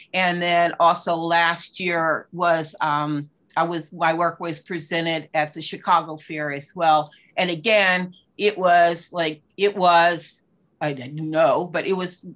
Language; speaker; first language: English; native; English